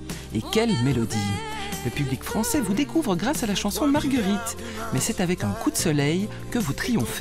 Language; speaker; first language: French; native; French